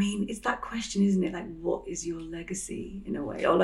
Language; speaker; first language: English; native; English